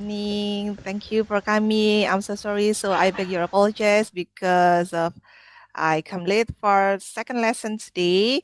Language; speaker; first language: English; non-native, learner; Indonesian